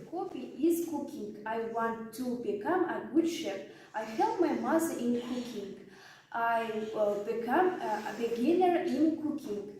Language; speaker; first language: English; non-native, learner; Kazakh